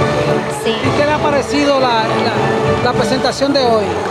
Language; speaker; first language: Spanish; native; Spanish